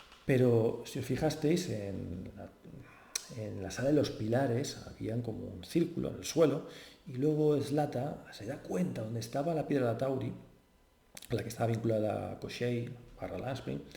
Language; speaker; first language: Spanish; native; Spanish